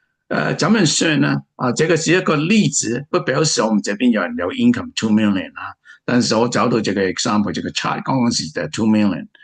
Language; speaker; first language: Chinese; native; Chinese